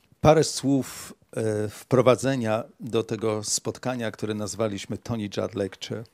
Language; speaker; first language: Polish; native; Polish